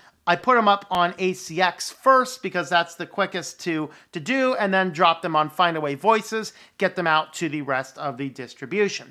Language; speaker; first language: English; native; English